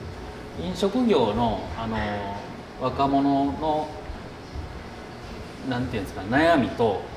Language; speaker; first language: Japanese; native; Japanese